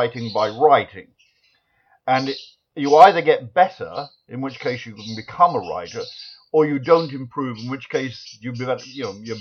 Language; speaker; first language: English; native; English